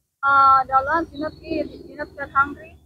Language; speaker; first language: English; non-native, learner; Cebuano